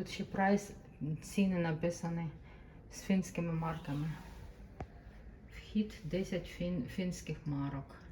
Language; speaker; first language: Ukrainian; native; Ukrainian